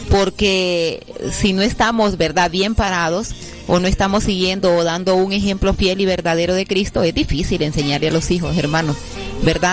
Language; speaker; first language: Spanish; native; Spanish